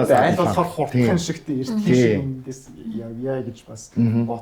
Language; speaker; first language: Mongolian; non-native, fluent; Japanese